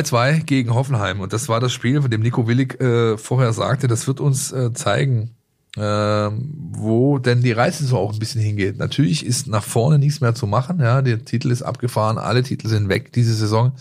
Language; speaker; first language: German; native; German